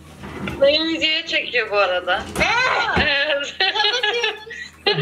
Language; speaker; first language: Turkish; native; Turkish